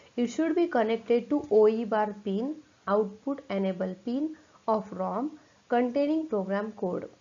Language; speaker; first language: English; non-native, local second language; Marathi